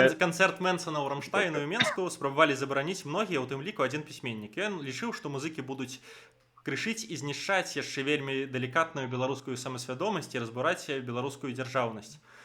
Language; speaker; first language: Belarusian; non-native, local second language; Russian